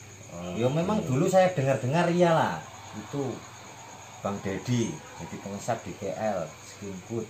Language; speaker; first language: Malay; non-native, local second language; Javanese